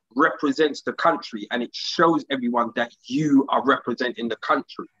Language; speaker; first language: English; native; English